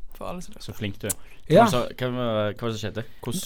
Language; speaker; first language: Norwegian; native; Norwegian